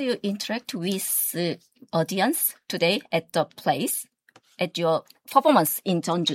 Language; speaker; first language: English; non-native, fluent; Korean